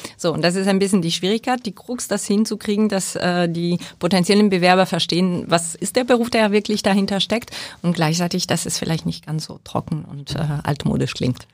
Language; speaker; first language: German; non-native, fluent; French